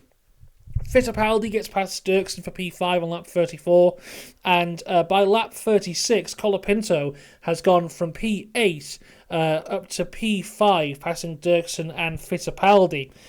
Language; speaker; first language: English; native; English